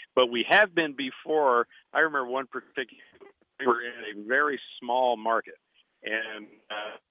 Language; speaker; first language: English; native; English